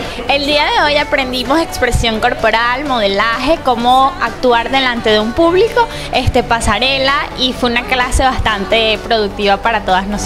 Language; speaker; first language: Spanish; native; Spanish